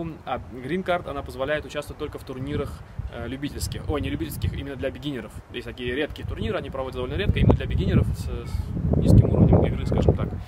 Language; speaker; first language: Russian; native; Russian